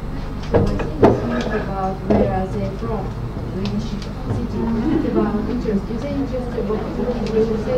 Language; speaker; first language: English; non-native, fluent; Russian